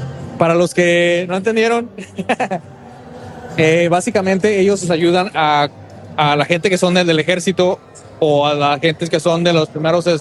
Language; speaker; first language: Spanish; early bilingual, heritage; English